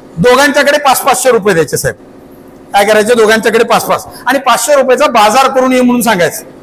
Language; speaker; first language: Marathi; non-native, local second language; Kannada